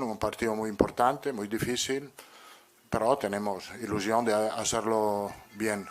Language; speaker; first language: Spanish; non-native, fluent; Italian